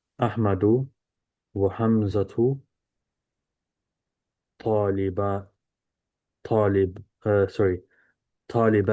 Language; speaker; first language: Arabic; non-native, learner; English